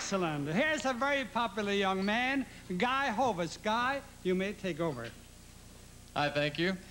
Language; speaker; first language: English; native; English